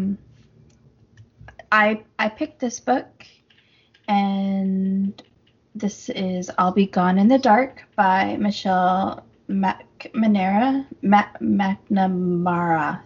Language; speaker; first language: English; native; English